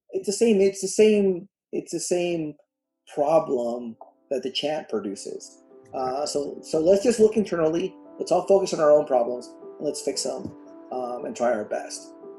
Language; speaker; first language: English; early bilingual, other home language; Spanish